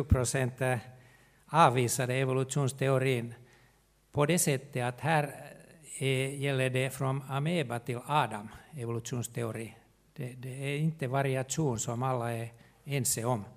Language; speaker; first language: Swedish; non-native, local second language; Finnish